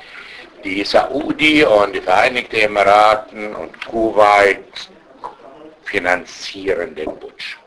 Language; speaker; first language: German; non-native, fluent; Arabic